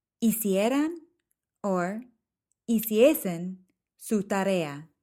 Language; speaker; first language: Spanish; non-native, fluent; English